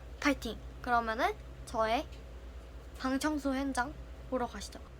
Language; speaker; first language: Korean; native; Korean